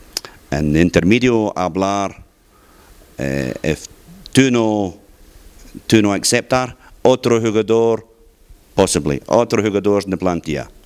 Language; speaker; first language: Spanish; non-native, learner; English